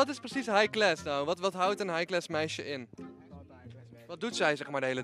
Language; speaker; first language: Dutch; native; Dutch